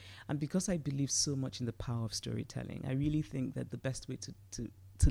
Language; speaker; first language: English; non-native, local second language; Igbo